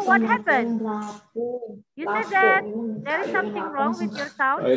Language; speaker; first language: English; non-native, learner; Indonesian